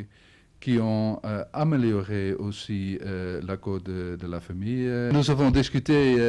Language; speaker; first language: French; non-native, fluent; Dutch